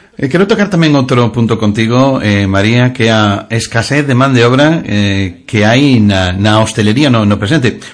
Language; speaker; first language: Galician; non-native, local second language; Spanish